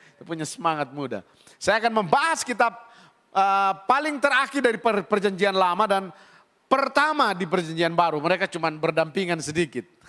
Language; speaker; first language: Indonesian; native; Indonesian